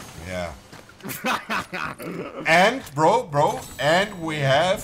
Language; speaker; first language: English; non-native, fluent; German